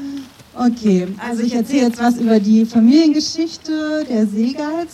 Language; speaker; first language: German; native; German